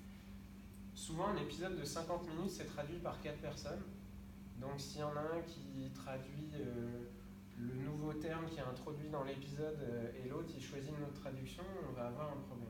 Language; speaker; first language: French; native; French